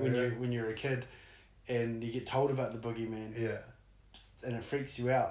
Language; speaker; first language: English; native; English